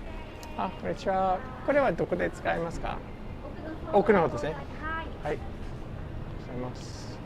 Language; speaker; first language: Japanese; non-native, fluent; English